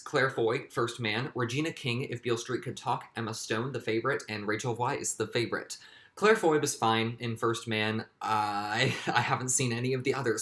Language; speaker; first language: English; native; English